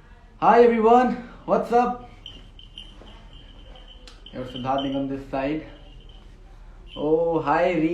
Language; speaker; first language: English; non-native, local second language; Hindi